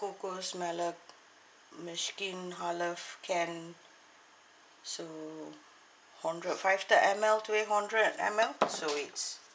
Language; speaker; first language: Dutch; non-native, learner; Malay